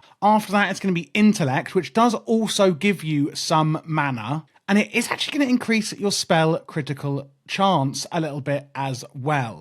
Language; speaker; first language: English; native; English